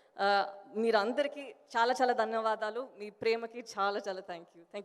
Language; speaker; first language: Telugu; non-native, local second language; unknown